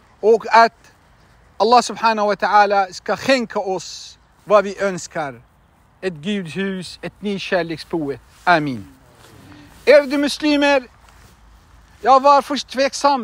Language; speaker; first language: Swedish; non-native, fluent; Arabic